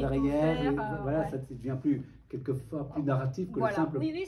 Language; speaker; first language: French; native; French